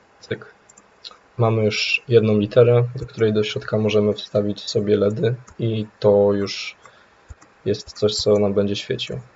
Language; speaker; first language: Polish; native; Polish